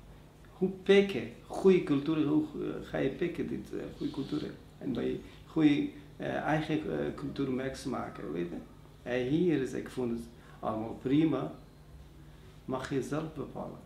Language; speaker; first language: Dutch; non-native, learner; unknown